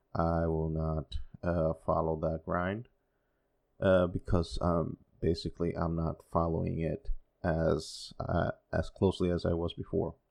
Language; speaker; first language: English; non-native, fluent; Spanish